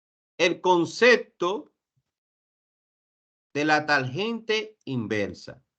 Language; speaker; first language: Spanish; native; Spanish